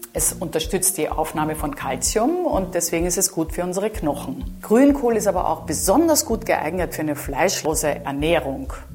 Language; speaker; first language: German; native; German